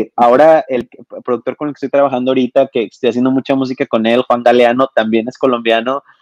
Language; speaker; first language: Spanish; native; Spanish